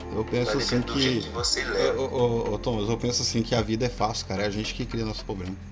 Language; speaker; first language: Portuguese; non-native, fluent; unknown